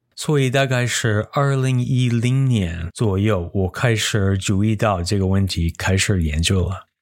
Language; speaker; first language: Chinese; non-native, fluent; English